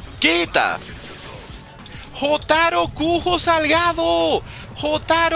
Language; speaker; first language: Spanish; native; Spanish